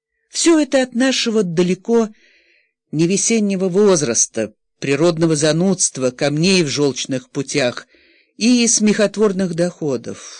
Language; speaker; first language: Russian; native; Russian